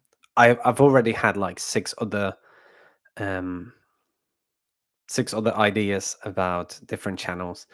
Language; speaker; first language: English; non-native, fluent; Polish